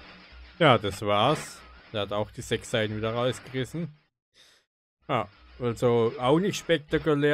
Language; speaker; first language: German; native; German